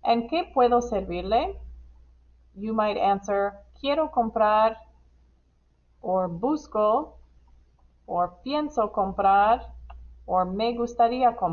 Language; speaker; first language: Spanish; non-native, fluent; English